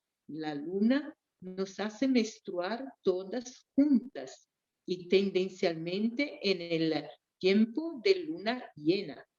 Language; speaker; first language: Spanish; non-native, fluent; Portuguese